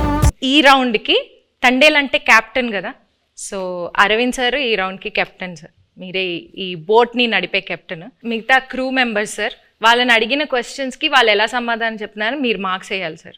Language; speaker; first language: Telugu; native; Telugu